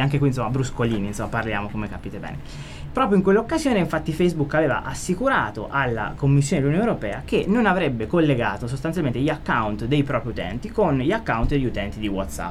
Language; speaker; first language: Italian; native; Italian